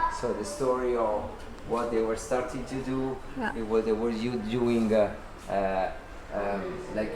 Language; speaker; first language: English; non-native, fluent; Italian